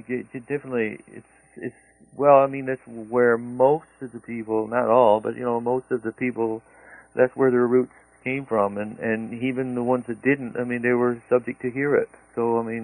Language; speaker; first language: English; native; English